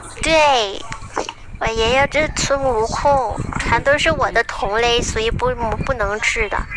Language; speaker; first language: Chinese; non-native, fluent; Vietnamese